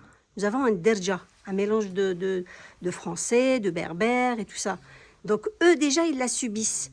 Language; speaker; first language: French; non-native, local second language; Kabyle